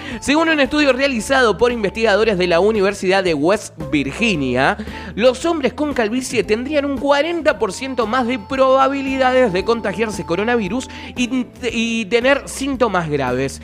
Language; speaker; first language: Spanish; native; Spanish